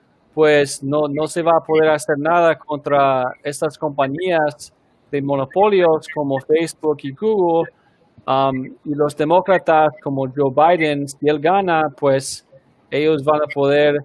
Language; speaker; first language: Spanish; non-native, fluent; English